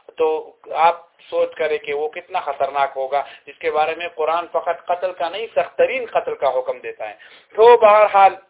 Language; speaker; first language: Urdu; non-native, local second language; Pashto